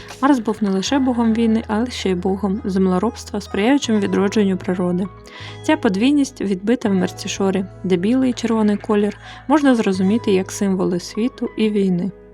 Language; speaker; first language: Ukrainian; non-native, fluent; Bulgarian